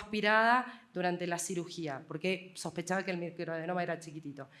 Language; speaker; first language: Spanish; native; Spanish